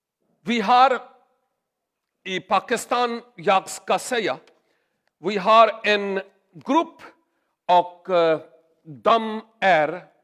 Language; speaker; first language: Swedish; non-native, learner; Urdu